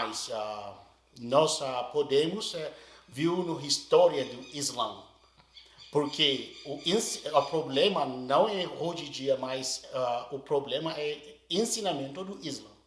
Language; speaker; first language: Portuguese; non-native, learner; Arabic